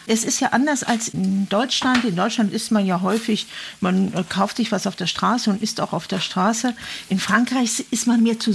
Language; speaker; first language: German; native; German